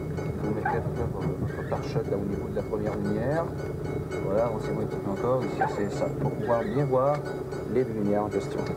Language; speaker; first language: French; native; French